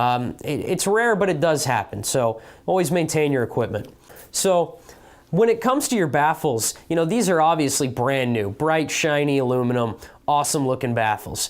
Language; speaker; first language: English; native; English